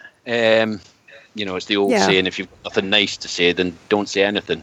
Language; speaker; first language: English; native; English